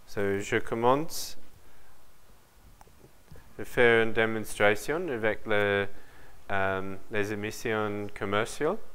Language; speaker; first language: French; non-native, learner; English